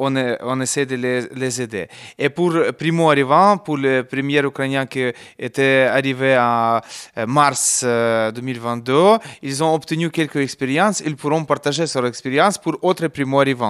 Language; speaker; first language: French; non-native, learner; Ukrainian